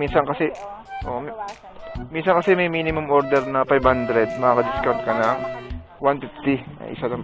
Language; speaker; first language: Filipino; native; Filipino